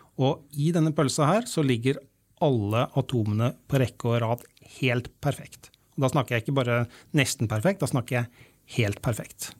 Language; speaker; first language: Norwegian; native; Norwegian